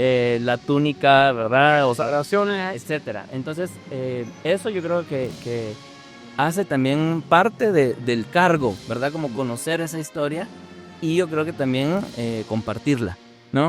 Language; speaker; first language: Spanish; native; Spanish